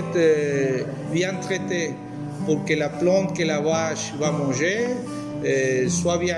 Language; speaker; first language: French; non-native, fluent; Spanish